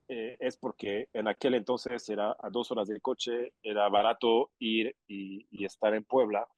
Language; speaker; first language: Spanish; non-native, fluent; French